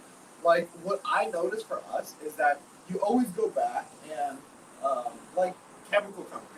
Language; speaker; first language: English; native; English